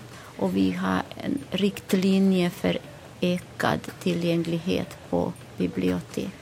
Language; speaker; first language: Swedish; non-native, fluent; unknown